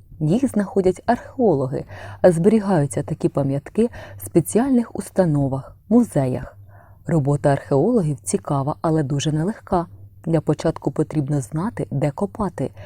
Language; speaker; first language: Ukrainian; native; Ukrainian